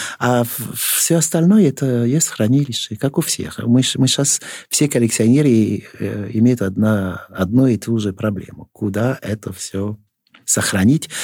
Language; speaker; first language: Russian; non-native, fluent; French